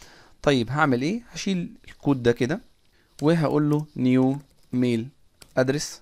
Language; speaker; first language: Arabic; native; Arabic